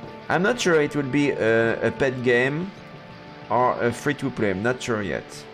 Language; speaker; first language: English; non-native, fluent; French